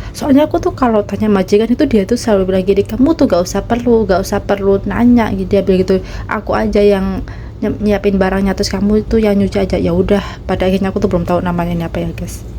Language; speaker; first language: Indonesian; non-native, local second language; Javanese